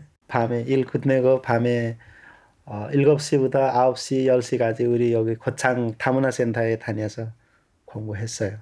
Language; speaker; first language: Korean; non-native, learner; Nepali